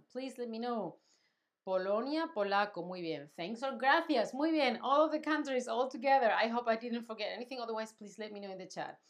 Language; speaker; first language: English; non-native, fluent; Spanish